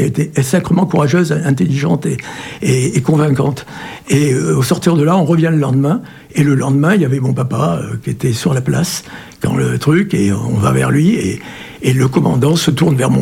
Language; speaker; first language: French; native; French